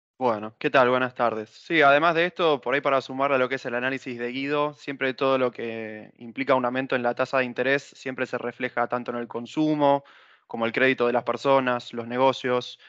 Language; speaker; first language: Spanish; native; Spanish